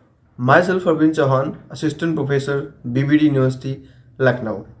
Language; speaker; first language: English; non-native, local second language; Hindi